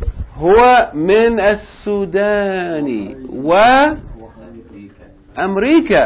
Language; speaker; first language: Arabic; non-native, fluent; English